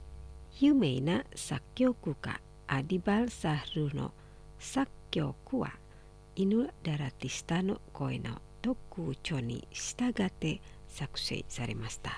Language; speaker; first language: Japanese; non-native, fluent; Indonesian